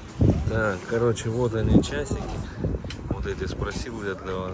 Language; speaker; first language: Russian; native; Russian